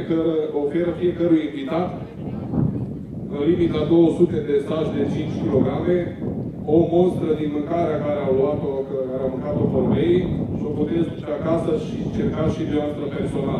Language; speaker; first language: Romanian; native; Romanian